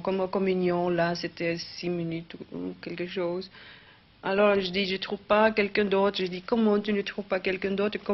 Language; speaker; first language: French; non-native, fluent; Swedish